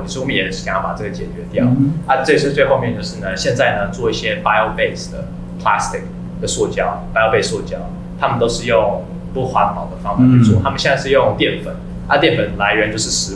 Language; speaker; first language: Chinese; native; Chinese